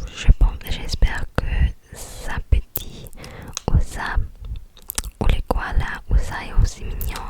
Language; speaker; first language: French; non-native, learner; English